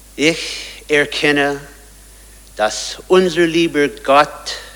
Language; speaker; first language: German; non-native, learner; English